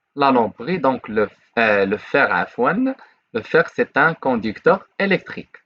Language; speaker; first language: French; non-native, local second language; Arabic